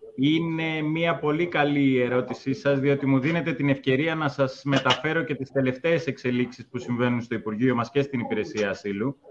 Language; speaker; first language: Greek; native; Greek